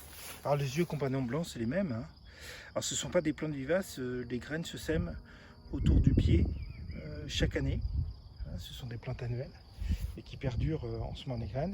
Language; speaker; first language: French; native; French